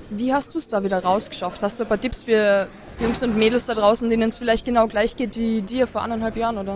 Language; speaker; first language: German; native; German